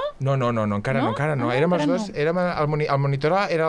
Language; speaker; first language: Catalan; native; Catalan